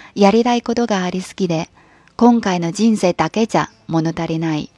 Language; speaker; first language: Japanese; non-native, fluent; Chinese